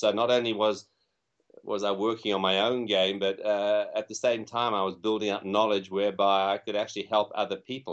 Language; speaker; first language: English; native; English